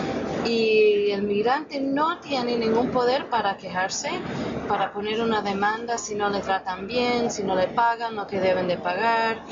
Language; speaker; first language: Spanish; non-native, fluent; English